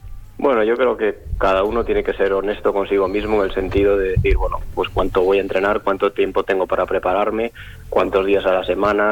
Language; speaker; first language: Spanish; native; Spanish